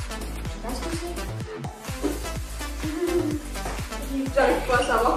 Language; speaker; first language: French; native; French